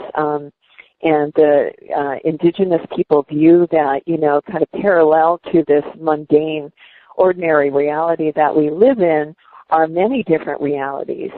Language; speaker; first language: English; native; English